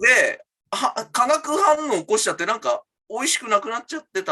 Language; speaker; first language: Japanese; native; Japanese